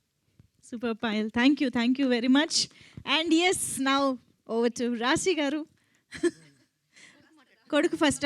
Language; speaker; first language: Telugu; native; Telugu